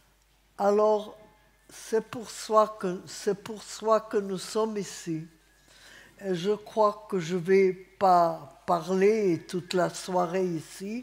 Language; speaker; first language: French; non-native, fluent; Hungarian